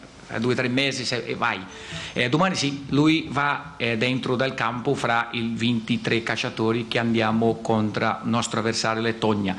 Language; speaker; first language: Italian; non-native, fluent; Portuguese